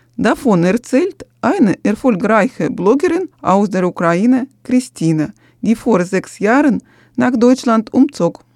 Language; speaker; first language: German; non-native, fluent; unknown